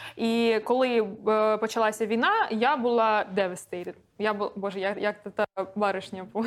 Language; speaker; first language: Ukrainian; non-native, local second language; Russian